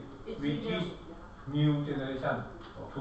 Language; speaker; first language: English; non-native, learner; Thai